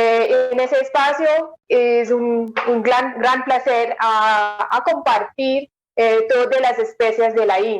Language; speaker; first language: Spanish; non-native, fluent; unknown